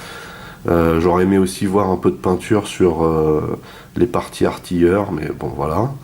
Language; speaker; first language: French; native; French